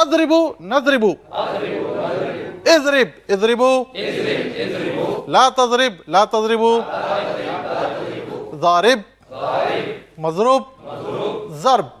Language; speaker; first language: Arabic; non-native, fluent; Urdu